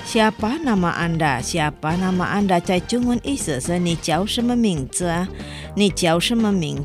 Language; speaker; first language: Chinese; non-native, learner; Indonesian